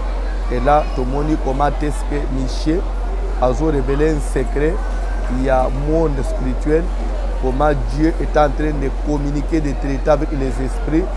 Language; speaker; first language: French; non-native, local second language; Lingala